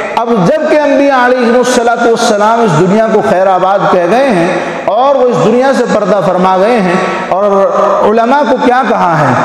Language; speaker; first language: Urdu; native; Urdu